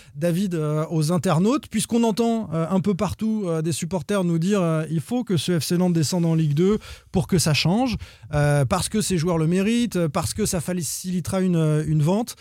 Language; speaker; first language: French; native; French